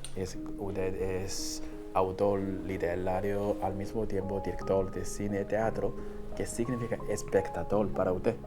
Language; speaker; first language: Spanish; non-native, fluent; Chinese